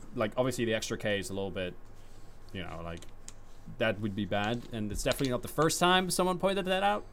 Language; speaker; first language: English; non-native, fluent; Dutch